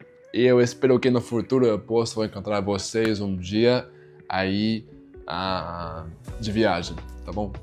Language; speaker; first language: Portuguese; non-native, learner; English